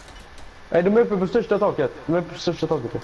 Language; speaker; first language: Swedish; early bilingual, other home language; Turkish